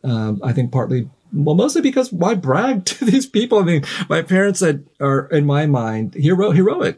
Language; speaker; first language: English; native; English